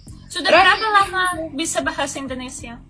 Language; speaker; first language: Indonesian; non-native, fluent; Russian